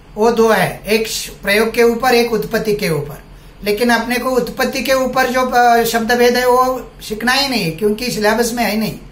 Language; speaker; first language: Hindi; non-native, local second language; Marathi